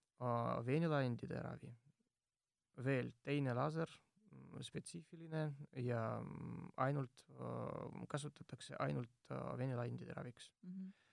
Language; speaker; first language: Estonian; non-native, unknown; Russian